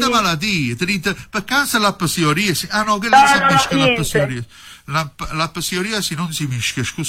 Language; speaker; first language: Italian; native; Italian